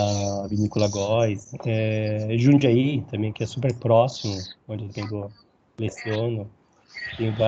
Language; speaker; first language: Portuguese; native; Portuguese